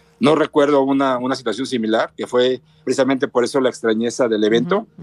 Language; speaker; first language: Spanish; native; Spanish